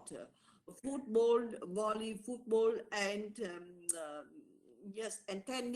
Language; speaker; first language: English; non-native, learner; Vietnamese